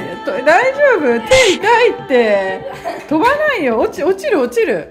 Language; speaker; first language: Japanese; native; Japanese